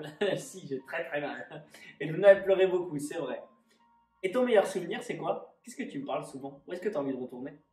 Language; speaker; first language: French; native; French